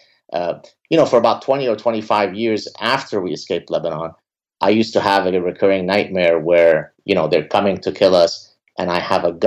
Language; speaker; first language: English; early bilingual, other home language; Arabic